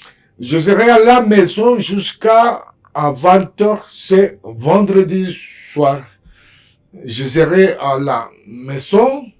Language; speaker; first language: French; non-native, fluent; Spanish